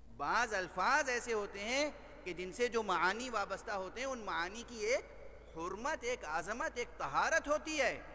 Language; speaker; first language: Urdu; native; Urdu